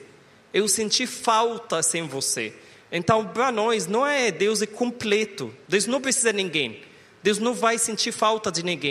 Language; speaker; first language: Portuguese; non-native, learner; Arabic